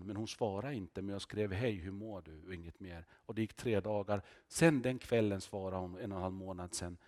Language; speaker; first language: Swedish; non-native, fluent; Finnish